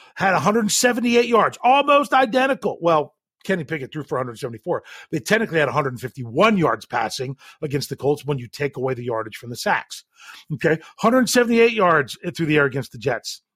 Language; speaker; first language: English; native; English